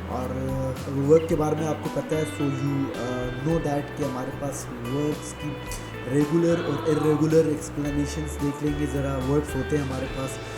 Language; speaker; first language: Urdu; native; Urdu